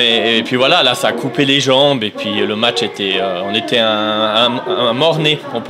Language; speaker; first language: French; native; French